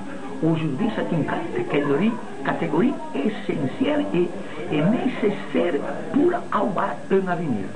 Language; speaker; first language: French; non-native, fluent; Italian